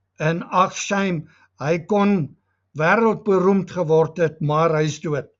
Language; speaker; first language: Afrikaans; non-native, local second language; English